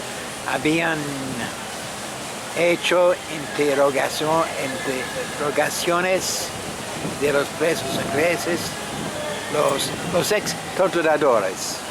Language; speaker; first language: Spanish; non-native, fluent; French